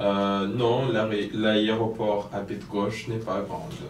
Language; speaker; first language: French; non-native, fluent; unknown